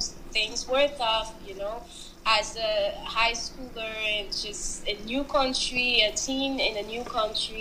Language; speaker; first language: English; non-native, fluent; Haitian Creole